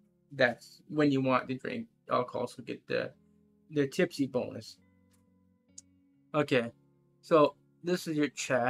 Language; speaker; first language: English; native; English